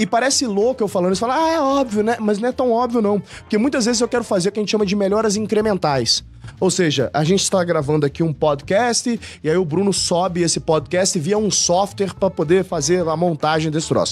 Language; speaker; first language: Portuguese; native; Portuguese